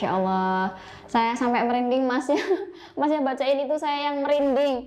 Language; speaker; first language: Indonesian; native; Indonesian